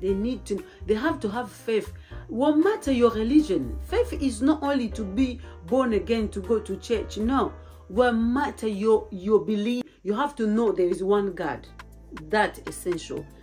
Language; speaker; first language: English; non-native, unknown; Lingala